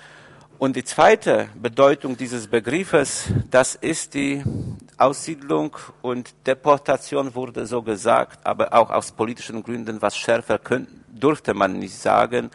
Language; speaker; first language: German; non-native, fluent; Polish